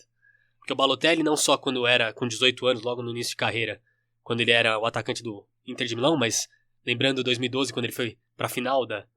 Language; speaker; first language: Portuguese; native; Portuguese